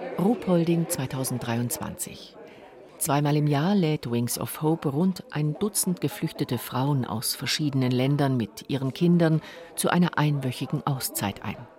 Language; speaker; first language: German; native; German